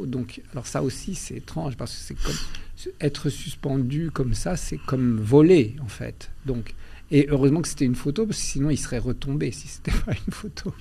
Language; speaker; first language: French; early bilingual, other home language; Albanian